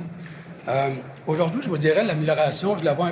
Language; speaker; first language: French; native; French